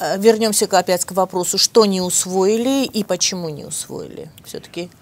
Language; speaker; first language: Russian; non-native, local second language; Armenian